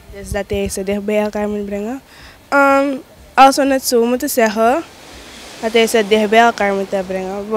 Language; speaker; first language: Dutch; native; Dutch